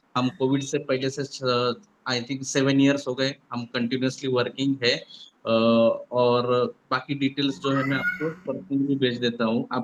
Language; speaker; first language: Hindi; non-native, local second language; Marathi